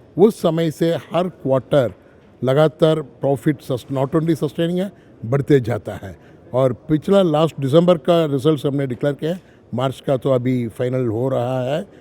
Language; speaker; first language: Hindi; non-native, local second language; Tamil